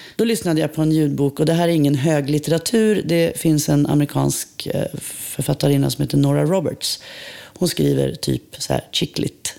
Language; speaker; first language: Swedish; native; Swedish